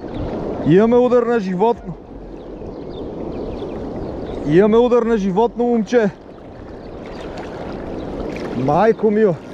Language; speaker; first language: Bulgarian; native; Bulgarian